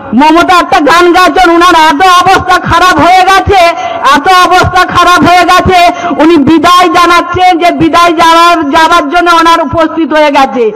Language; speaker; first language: Bangla; non-native, local second language; Santali